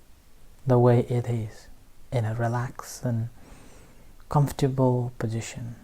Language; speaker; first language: English; non-native, fluent; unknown